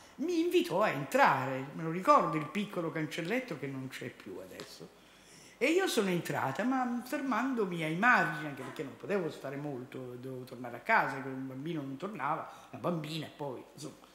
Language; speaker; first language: Italian; native; Italian